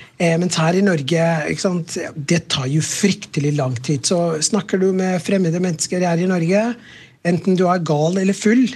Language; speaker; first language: Norwegian; non-native, fluent; Somali